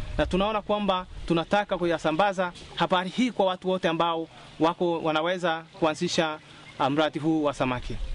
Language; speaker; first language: Swahili; non-native, local second language; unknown